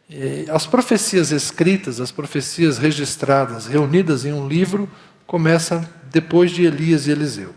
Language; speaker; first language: Portuguese; native; Portuguese